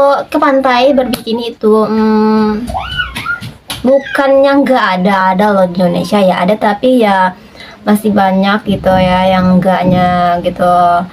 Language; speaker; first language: Indonesian; native; Indonesian